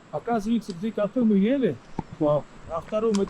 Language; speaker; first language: Russian; non-native, local second language; Uzbek